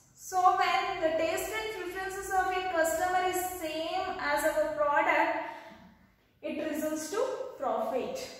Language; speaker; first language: English; non-native, local second language; Kannada